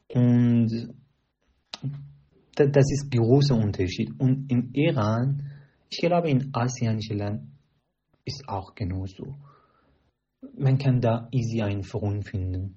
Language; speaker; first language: German; non-native, learner; Persian